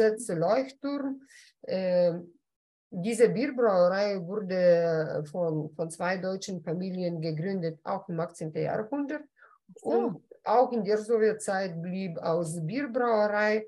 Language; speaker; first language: German; non-native, fluent; Lithuanian